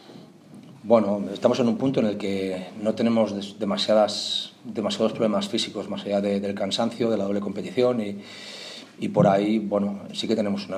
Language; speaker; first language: Spanish; native; Spanish